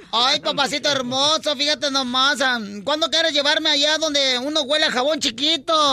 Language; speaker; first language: Spanish; native; Spanish